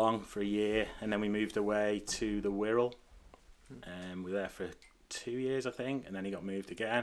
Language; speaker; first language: English; native; English